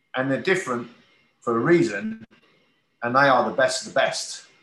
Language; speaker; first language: English; native; English